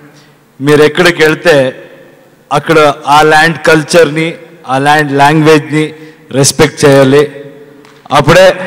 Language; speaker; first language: Telugu; non-native, learner; Kannada